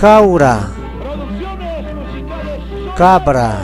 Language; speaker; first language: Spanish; non-native, local second language; Quechua